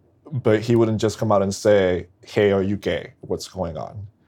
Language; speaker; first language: English; non-native, fluent; Spanish